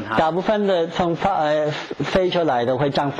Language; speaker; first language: Chinese; non-native, fluent; English